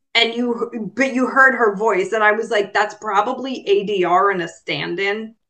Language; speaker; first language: English; early bilingual, other home language; Italian